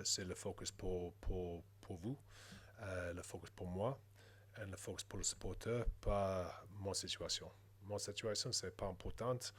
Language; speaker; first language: French; non-native, learner; English